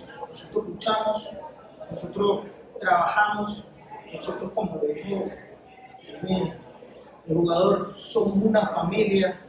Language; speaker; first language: Spanish; native; Spanish